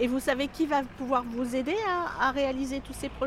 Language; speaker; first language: French; native; French